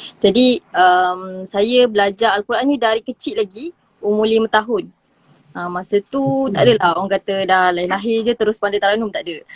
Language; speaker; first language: Malay; native; Malay